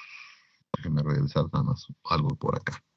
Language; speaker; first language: Spanish; native; Spanish